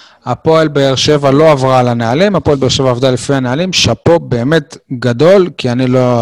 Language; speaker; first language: Hebrew; native; Hebrew